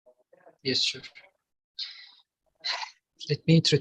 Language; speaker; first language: English; non-native, learner; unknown